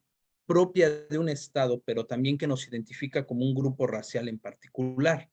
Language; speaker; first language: Spanish; native; Spanish